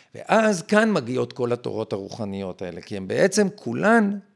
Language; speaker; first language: Hebrew; native; Hebrew